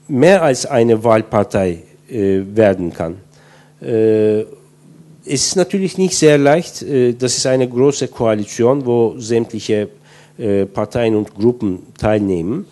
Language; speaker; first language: German; non-native, fluent; Turkish